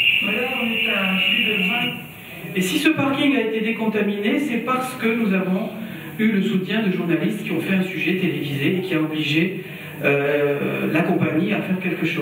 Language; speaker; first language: French; native; French